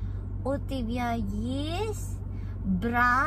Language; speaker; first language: Russian; non-native, learner; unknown